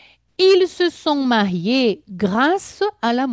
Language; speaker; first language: French; non-native, fluent; Portuguese